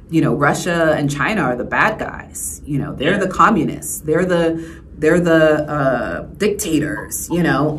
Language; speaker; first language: English; native; English